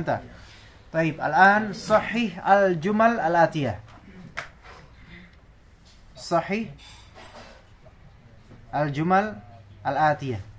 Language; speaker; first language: Arabic; non-native, fluent; Indonesian